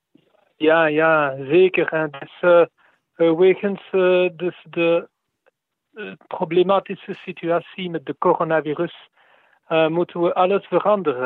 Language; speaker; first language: Dutch; non-native, local second language; French